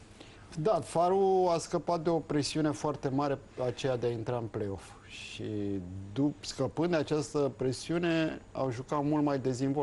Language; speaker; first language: Romanian; native; Romanian